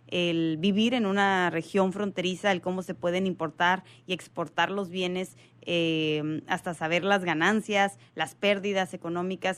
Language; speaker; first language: Spanish; native; Spanish